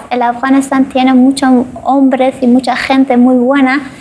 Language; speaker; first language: Spanish; non-native, fluent; Persian